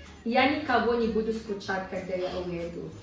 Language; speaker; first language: Russian; non-native, learner; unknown